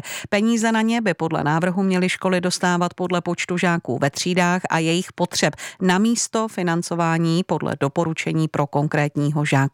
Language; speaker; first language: Czech; native; Czech